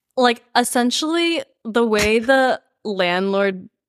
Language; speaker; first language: English; early bilingual, other home language; Spanish